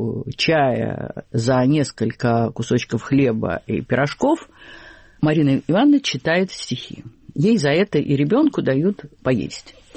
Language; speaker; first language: Russian; native; Russian